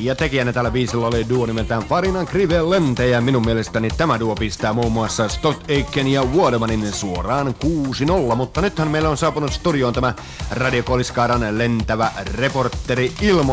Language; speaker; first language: Finnish; native; Finnish